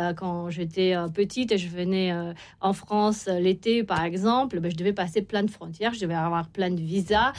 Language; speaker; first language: French; non-native, fluent; Romanian